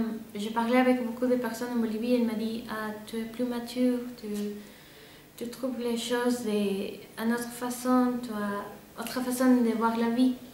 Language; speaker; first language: French; non-native, fluent; Spanish